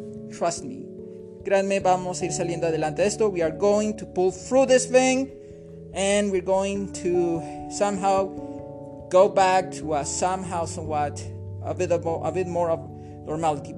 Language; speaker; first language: English; non-native, fluent; Spanish